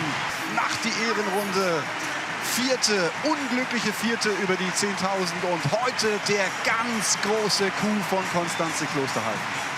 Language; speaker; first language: German; native; German